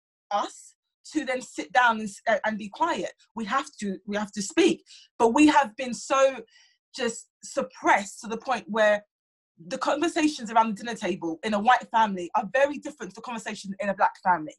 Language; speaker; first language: English; native; English